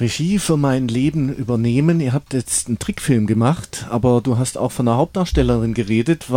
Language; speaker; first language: German; native; German